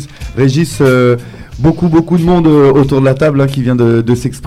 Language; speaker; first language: French; native; French